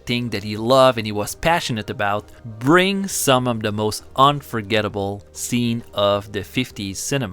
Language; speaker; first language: English; non-native, fluent; French